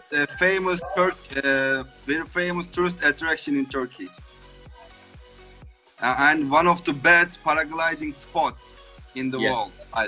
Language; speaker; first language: English; non-native, fluent; Turkish